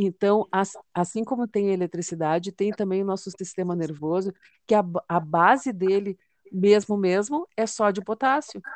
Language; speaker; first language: Portuguese; native; Portuguese